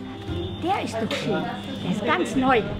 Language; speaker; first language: German; native; German